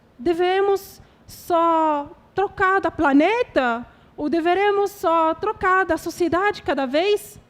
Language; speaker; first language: Portuguese; non-native, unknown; Arabic